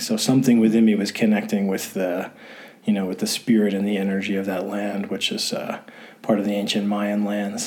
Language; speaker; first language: English; native; English